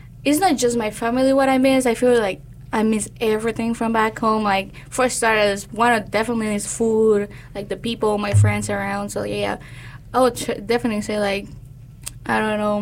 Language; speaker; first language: English; non-native, fluent; Spanish